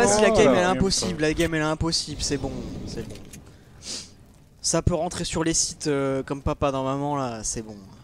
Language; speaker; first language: French; native; French